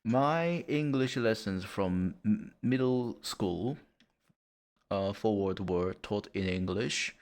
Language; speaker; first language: English; non-native, learner; Japanese